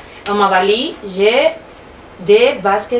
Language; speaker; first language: French; non-native, learner; Spanish